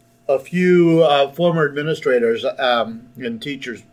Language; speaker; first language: English; native; English